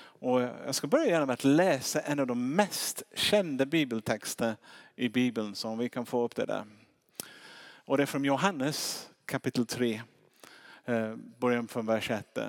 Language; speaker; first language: Swedish; non-native, fluent; English